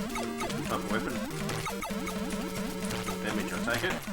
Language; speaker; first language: English; native; English